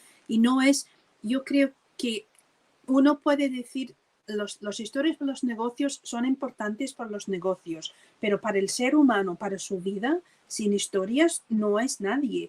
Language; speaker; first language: Spanish; non-native, fluent; English